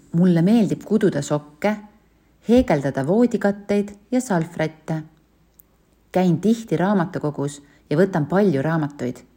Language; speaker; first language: Estonian; non-native, local second language; Russian